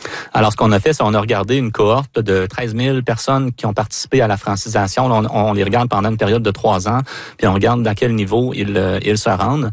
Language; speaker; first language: French; native; French